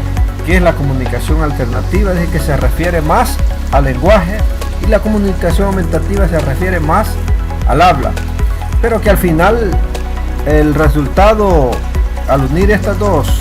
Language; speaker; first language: Spanish; native; Spanish